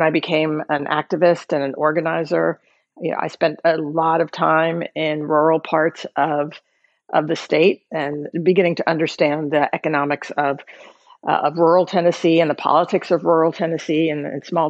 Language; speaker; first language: English; native; English